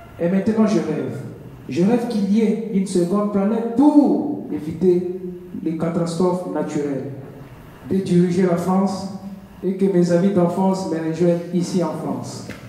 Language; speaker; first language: French; non-native, learner; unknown